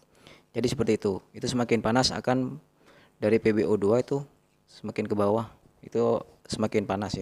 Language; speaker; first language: Indonesian; non-native, local second language; Madurese